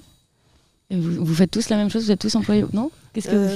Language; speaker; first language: French; native; French